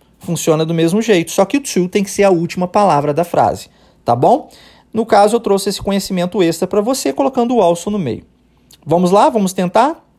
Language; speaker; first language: Portuguese; early bilingual, heritage; Portuguese